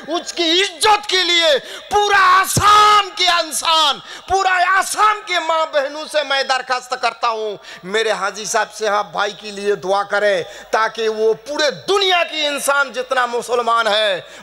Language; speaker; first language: Hindi; non-native, local second language; Bangla